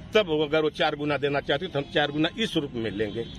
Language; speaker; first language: Hindi; native; Hindi